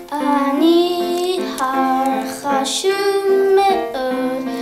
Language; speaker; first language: Hebrew; non-native, learner; English